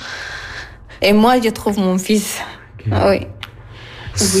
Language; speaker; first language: French; non-native, learner; Arabic